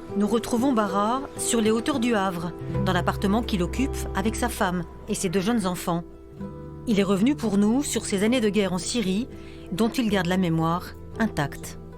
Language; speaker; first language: French; native; French